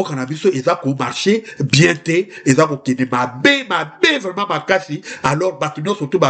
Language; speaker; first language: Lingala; native; Lingala